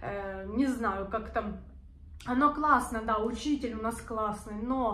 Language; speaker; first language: Russian; native; Russian